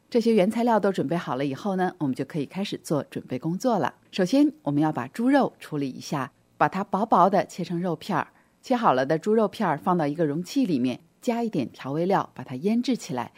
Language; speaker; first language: Chinese; native; Chinese